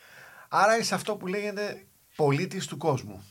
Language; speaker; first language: Greek; native; Greek